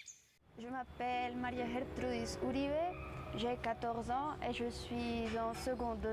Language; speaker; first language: French; non-native, fluent; Spanish